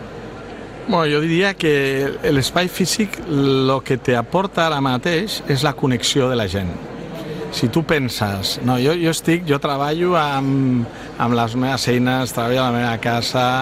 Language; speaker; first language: Catalan; non-native, local second language; Spanish